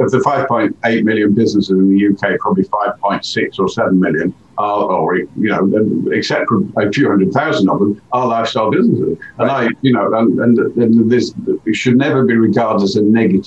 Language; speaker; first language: English; native; English